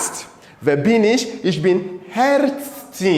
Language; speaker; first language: German; non-native, fluent; English